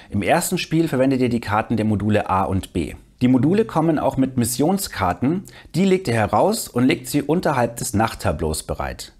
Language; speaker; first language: German; native; German